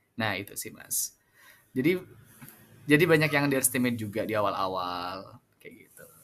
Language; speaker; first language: Indonesian; non-native, local second language; Madurese